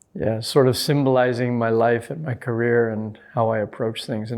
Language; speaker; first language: English; native; English